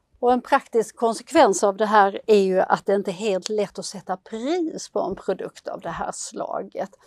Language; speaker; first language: Swedish; native; Swedish